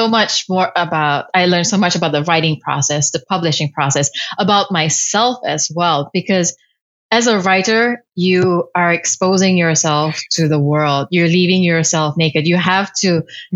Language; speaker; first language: English; non-native, local second language; Cantonese